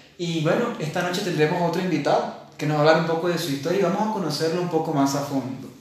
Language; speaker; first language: Spanish; native; Spanish